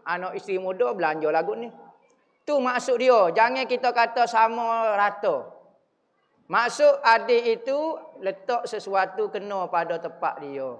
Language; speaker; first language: Malay; native; Malay